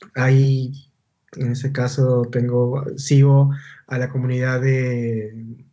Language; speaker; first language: Spanish; native; Spanish